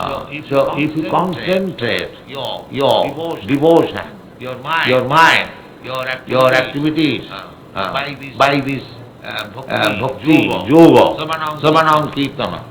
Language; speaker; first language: English; non-native, local second language; Bangla